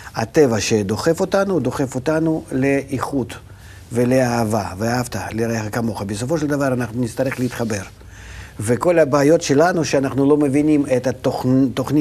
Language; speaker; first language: Hebrew; non-native, fluent; Russian